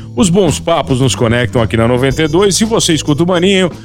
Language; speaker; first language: Portuguese; native; Portuguese